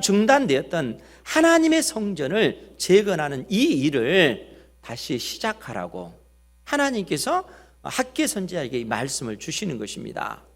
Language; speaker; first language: Korean; native; Korean